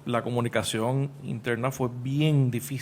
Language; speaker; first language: Spanish; native; Spanish